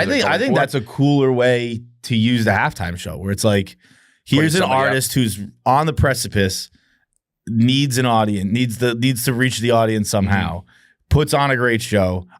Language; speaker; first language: English; native; English